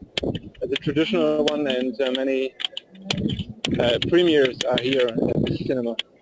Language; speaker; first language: English; non-native, fluent; German